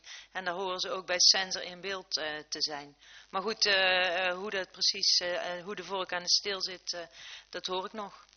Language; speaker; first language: Dutch; native; Dutch